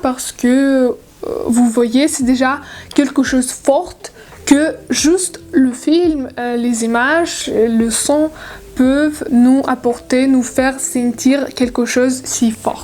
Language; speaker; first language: French; non-native, learner; Russian